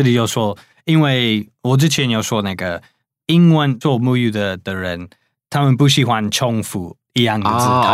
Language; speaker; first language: Chinese; non-native, fluent; English